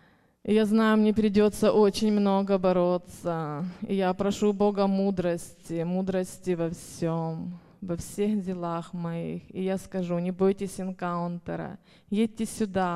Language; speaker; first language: Russian; native; Russian